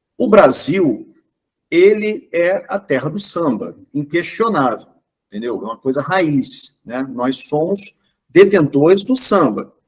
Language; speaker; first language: Portuguese; native; Portuguese